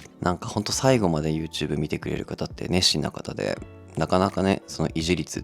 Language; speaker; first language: Japanese; native; Japanese